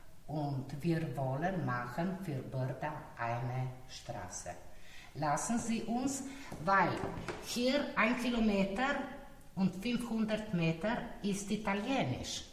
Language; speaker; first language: German; non-native, learner; Slovenian